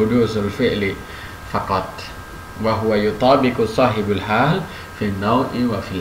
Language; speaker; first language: Arabic; non-native, fluent; Indonesian